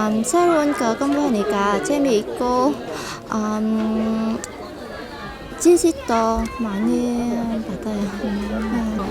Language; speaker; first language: Korean; non-native, learner; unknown